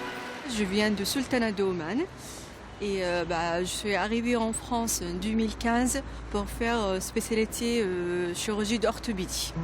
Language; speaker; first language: French; non-native, learner; Arabic